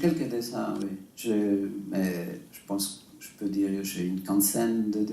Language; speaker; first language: French; non-native, fluent; Spanish